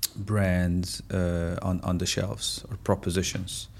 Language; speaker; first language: English; non-native, fluent; Arabic